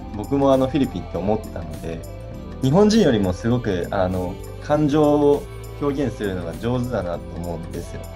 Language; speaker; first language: Japanese; native; Japanese